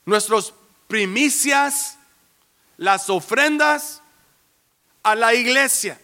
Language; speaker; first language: Spanish; early bilingual, heritage; English